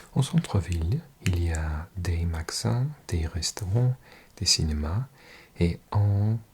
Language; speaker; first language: French; non-native, learner; English